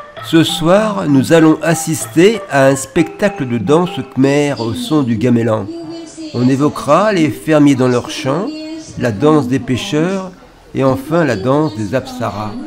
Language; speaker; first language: French; native; French